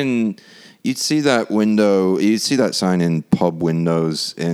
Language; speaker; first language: English; native; English